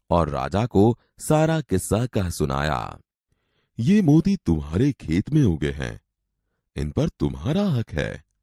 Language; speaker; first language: Hindi; non-native, local second language; Gujarati